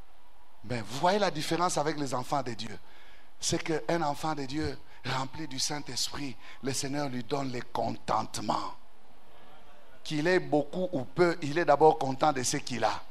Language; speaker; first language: French; non-native, local second language; Swahili